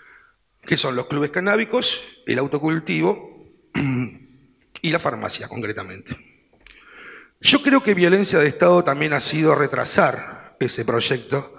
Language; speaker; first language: Spanish; native; Spanish